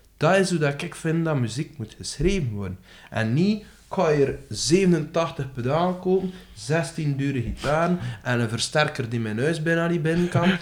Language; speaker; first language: Dutch; native; Dutch